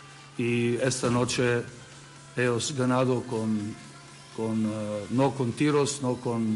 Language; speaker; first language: Spanish; non-native, learner; Serbian